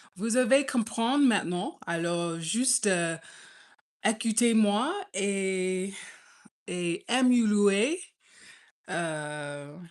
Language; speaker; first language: French; non-native, learner; English